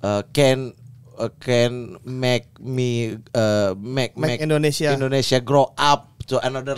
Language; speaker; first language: English; non-native, learner; Indonesian